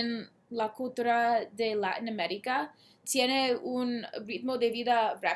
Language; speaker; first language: Spanish; non-native, learner; English